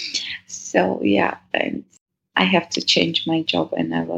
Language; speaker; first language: English; non-native, fluent; Russian